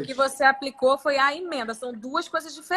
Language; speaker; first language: Portuguese; native; Portuguese